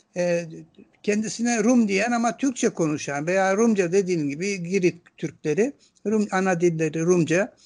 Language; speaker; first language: Turkish; non-native, local second language; Greek